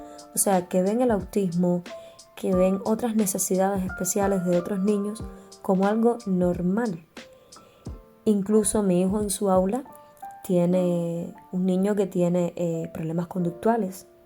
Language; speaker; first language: Spanish; native; Spanish